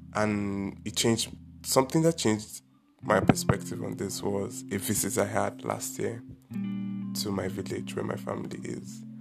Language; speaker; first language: English; non-native, local second language; Igbo